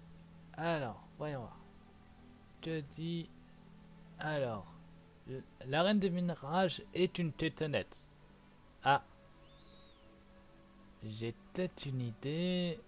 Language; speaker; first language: French; native; French